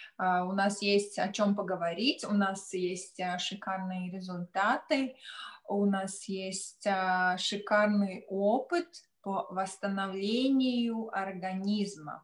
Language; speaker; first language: Russian; non-native, local second language; Latvian